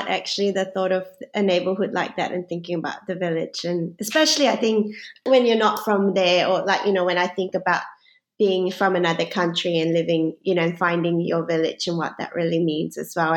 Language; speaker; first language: English; native; English